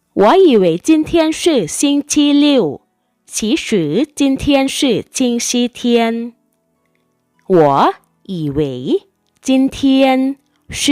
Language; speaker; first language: Chinese; non-native, fluent; Thai